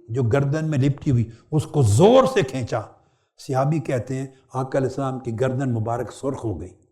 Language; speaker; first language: Urdu; native; Urdu